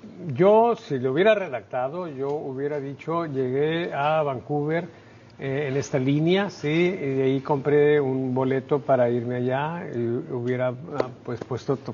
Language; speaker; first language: Spanish; native; Spanish